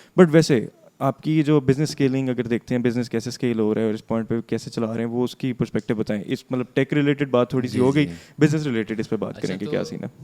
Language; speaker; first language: Urdu; native; Urdu